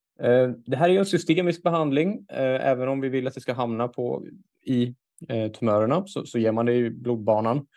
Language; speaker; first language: Swedish; native; Swedish